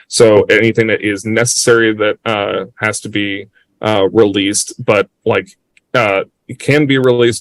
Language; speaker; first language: English; native; English